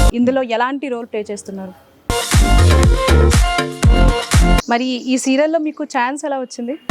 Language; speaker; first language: Telugu; native; Telugu